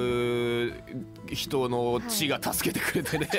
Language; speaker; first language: Japanese; native; Japanese